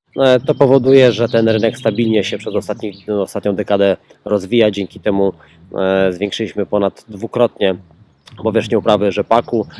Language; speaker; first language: Polish; native; Polish